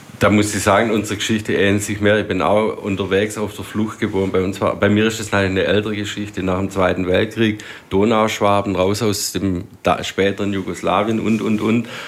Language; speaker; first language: German; native; German